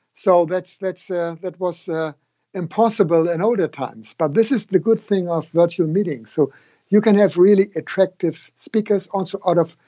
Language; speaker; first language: English; non-native, fluent; German